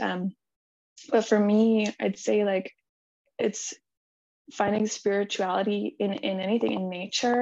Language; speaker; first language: English; native; English